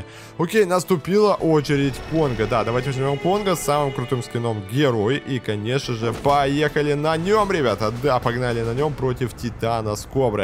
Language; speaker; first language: Russian; native; Russian